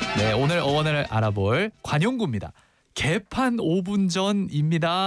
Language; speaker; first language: Korean; native; Korean